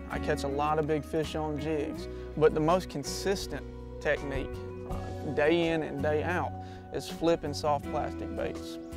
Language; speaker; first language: English; native; English